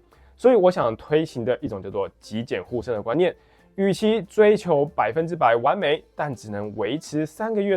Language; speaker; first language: Chinese; native; Chinese